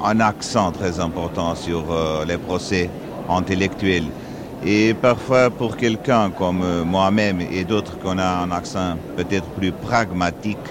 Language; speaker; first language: French; non-native, fluent; Portuguese